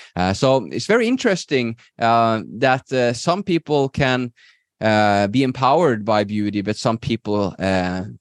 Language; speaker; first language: English; non-native, fluent; Norwegian